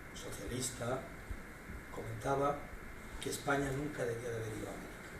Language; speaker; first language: Spanish; native; Spanish